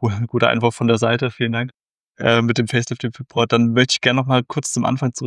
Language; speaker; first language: German; native; German